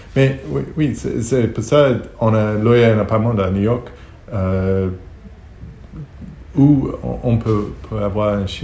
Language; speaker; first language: French; non-native, learner; Hebrew